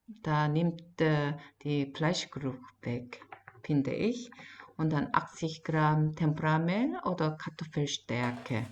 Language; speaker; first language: German; non-native, fluent; Korean